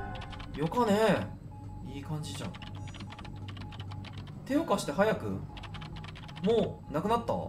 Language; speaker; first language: Japanese; native; Japanese